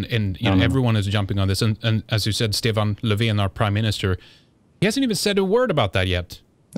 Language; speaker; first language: English; non-native, fluent; Swedish